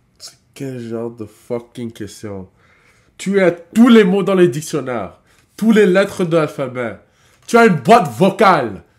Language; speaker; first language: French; non-native, fluent; English